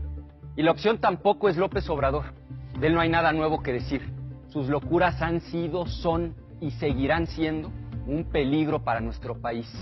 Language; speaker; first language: Spanish; native; Spanish